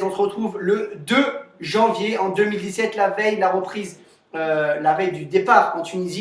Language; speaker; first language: French; native; French